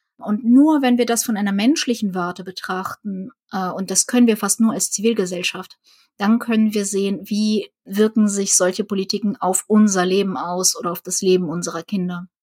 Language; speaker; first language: German; early bilingual, other home language; Russian